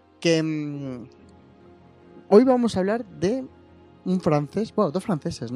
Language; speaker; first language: Spanish; native; Spanish